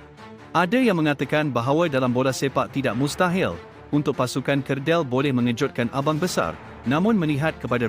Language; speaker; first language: Malay; native; Malay